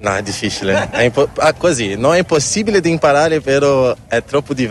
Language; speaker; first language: Italian; non-native, learner; Portuguese